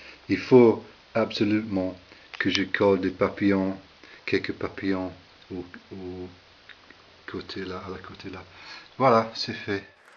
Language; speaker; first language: French; non-native, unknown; English